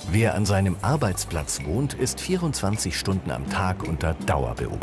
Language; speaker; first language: German; native; German